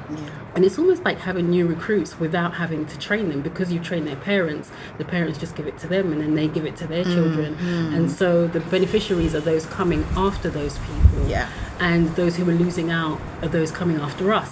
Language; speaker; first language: English; native; English